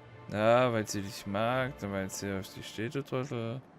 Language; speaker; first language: German; native; German